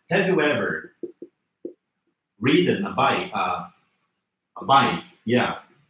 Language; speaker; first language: English; non-native, fluent; Portuguese